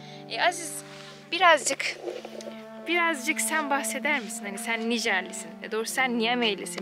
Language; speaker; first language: Turkish; native; Turkish